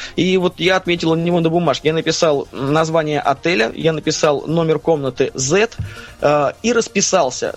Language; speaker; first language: Russian; native; Russian